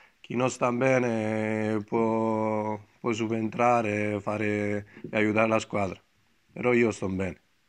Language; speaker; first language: Italian; non-native, fluent; Greek